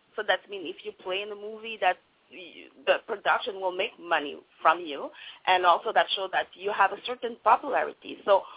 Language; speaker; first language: English; non-native, fluent; French